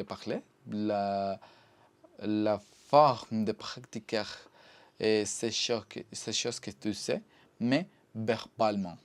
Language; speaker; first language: French; non-native, learner; Spanish